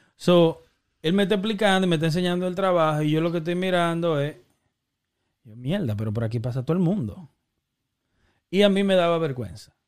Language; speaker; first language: Spanish; native; Spanish